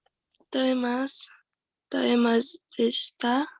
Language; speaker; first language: Japanese; non-native, learner; Spanish